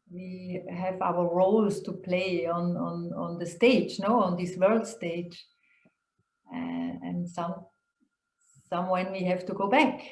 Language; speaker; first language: English; non-native, fluent; German